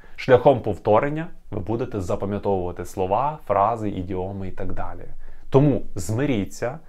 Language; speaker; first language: Ukrainian; native; Ukrainian